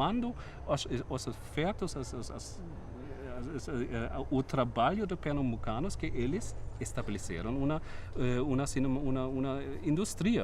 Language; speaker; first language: Portuguese; non-native, fluent; German